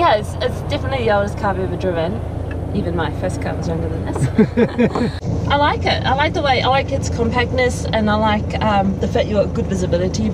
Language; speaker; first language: English; native; English